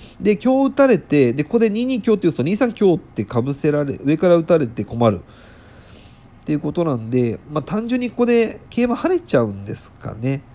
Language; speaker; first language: Japanese; native; Japanese